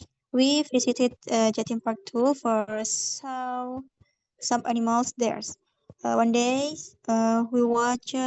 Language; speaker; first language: English; non-native, learner; Indonesian